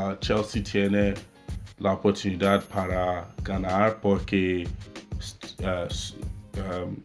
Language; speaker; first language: Spanish; non-native, learner; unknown